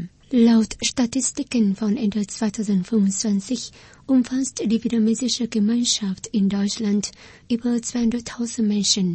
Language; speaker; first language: German; non-native, fluent; Vietnamese